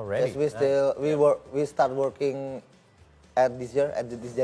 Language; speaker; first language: English; non-native, learner; Indonesian